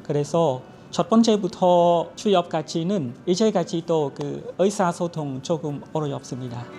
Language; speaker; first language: Korean; non-native, learner; Khmer